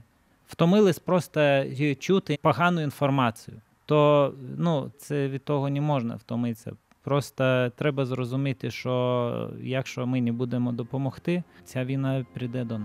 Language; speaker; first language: Ukrainian; non-native, fluent; Lithuanian